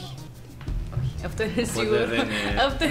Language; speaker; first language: Greek; non-native, fluent; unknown